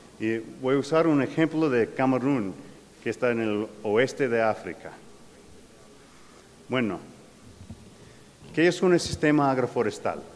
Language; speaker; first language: Spanish; non-native, learner; English